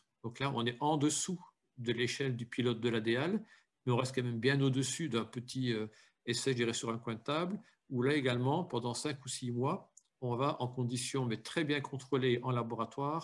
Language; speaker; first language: French; native; French